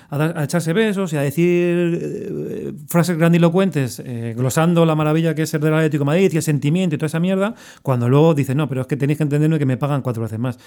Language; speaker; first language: Spanish; native; Spanish